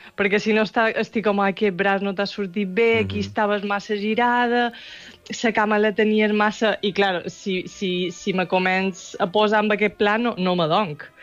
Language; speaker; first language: Catalan; native; Catalan